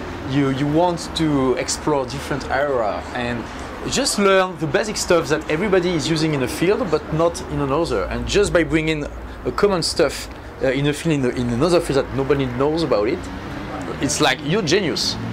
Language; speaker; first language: English; non-native, fluent; French